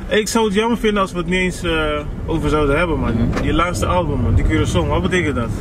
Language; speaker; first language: Dutch; non-native, local second language; Papiamento